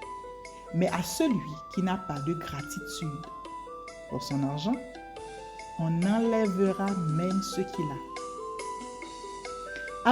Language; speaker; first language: French; native; French